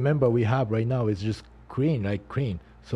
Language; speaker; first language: English; non-native, learner; Japanese